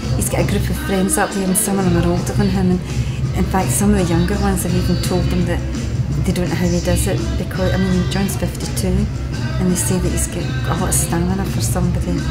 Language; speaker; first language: English; native; English